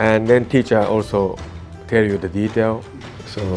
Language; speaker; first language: English; non-native, learner; Japanese